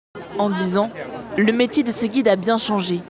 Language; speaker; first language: French; native; French